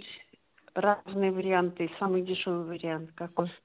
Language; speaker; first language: Russian; native; Russian